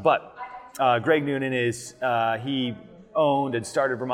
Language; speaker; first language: English; native; English